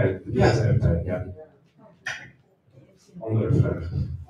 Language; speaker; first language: Dutch; native; Dutch